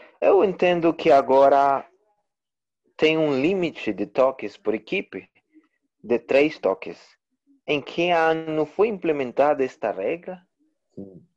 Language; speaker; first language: Portuguese; non-native, learner; Spanish